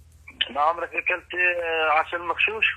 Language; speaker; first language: Arabic; native; Arabic